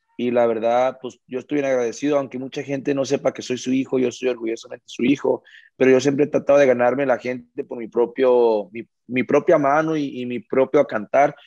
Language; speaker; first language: Spanish; early bilingual, heritage; Spanish